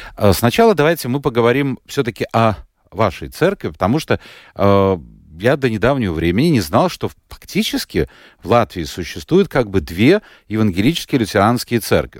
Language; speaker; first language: Russian; native; Russian